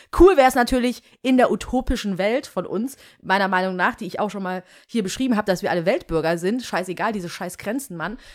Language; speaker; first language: German; early bilingual, other home language; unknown